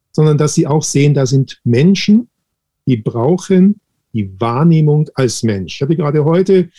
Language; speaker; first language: German; native; German